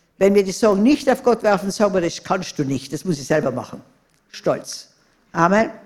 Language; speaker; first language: German; native; German